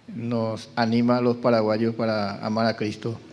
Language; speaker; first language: Spanish; native; Spanish